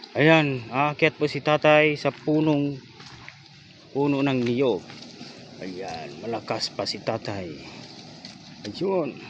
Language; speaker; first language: Filipino; non-native, local second language; Cebuano